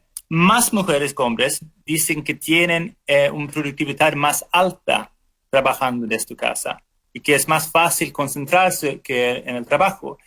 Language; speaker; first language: Spanish; non-native, fluent; Swedish